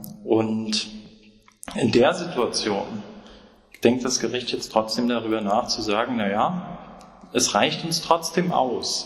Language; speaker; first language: German; native; German